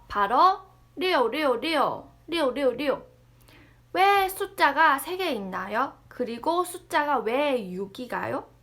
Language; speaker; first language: Korean; non-native, fluent; Chinese